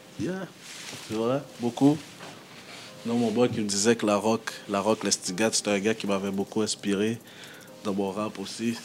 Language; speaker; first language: French; early bilingual, other home language; Haitian Creole